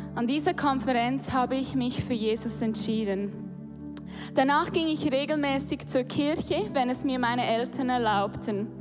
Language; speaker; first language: German; native; German